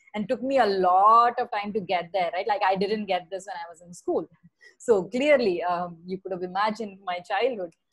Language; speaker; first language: English; non-native, local second language; Tamil